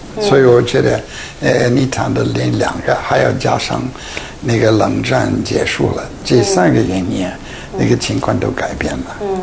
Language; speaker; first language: Chinese; non-native, fluent; English